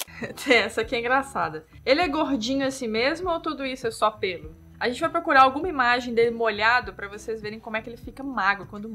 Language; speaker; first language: Portuguese; native; Portuguese